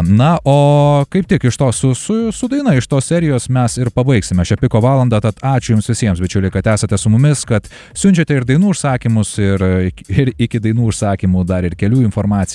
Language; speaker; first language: Lithuanian; native; Lithuanian